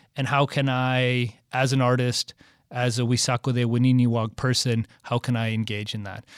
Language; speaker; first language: English; native; English